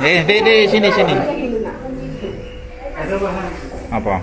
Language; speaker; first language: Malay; non-native, local second language; Javanese